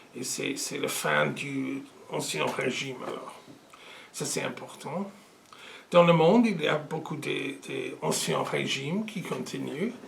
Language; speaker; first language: French; non-native, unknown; English